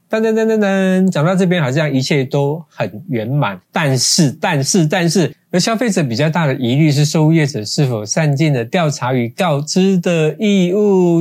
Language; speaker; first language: Chinese; native; Chinese